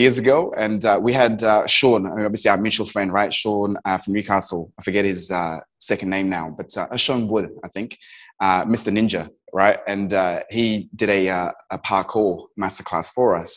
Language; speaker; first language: English; non-native, local second language; Nepali